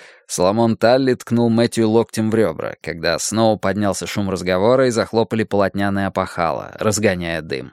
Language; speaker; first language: Russian; native; Russian